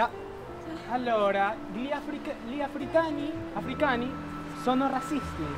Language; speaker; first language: Italian; non-native, learner; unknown